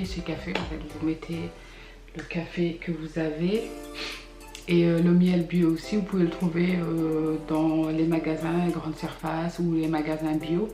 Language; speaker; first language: French; early bilingual, other home language; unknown